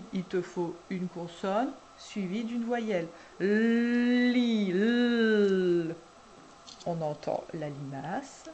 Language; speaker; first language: French; native; French